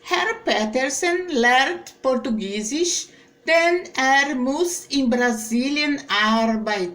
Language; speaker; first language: German; non-native, fluent; Portuguese